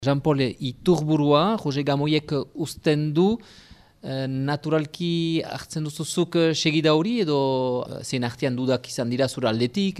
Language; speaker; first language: Basque; native; Basque